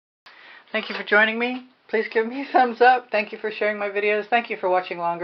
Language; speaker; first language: English; native; English